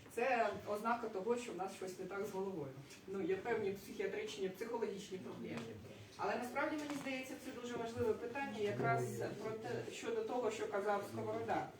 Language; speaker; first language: Ukrainian; non-native, local second language; Russian